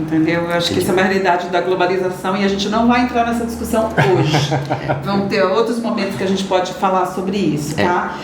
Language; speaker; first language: Portuguese; native; Portuguese